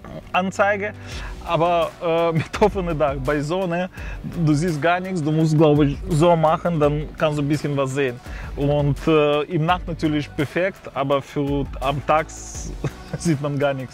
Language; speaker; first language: German; non-native, fluent; Russian